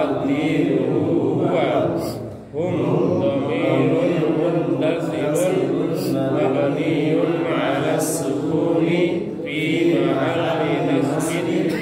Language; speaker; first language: Arabic; non-native, learner; Indonesian